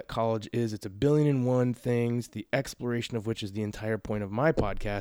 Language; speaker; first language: English; native; English